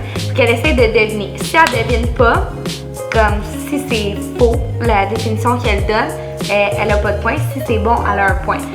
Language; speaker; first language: French; native; French